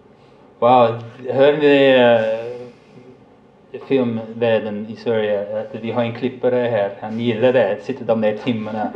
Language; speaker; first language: Swedish; non-native, fluent; English